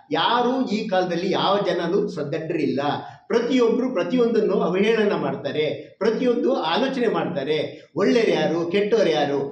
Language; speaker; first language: Kannada; non-native, local second language; Lambadi